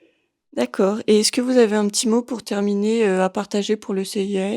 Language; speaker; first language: French; native; French